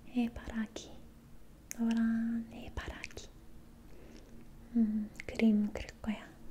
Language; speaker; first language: Korean; non-native, learner; English